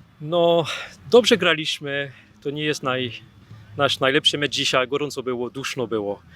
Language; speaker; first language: Polish; non-native, fluent; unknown